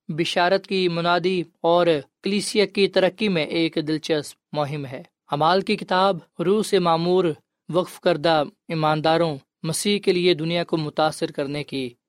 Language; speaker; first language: Urdu; non-native, local second language; Punjabi